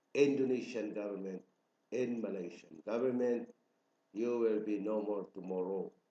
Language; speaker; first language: English; non-native, local second language; Tausug